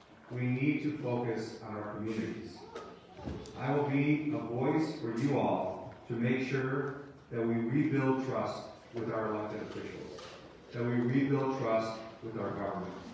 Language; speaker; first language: English; early bilingual, other home language; Spanish